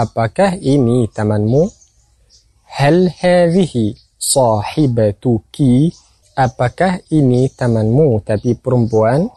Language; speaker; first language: Indonesian; non-native, fluent; Arabic